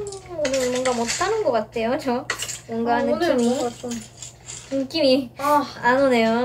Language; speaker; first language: Korean; non-native, fluent; Japanese